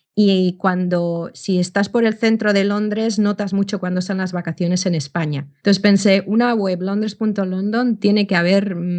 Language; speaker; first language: Spanish; native; Spanish